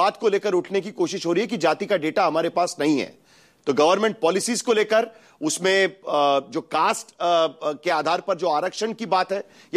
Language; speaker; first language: Hindi; non-native, local second language; Marathi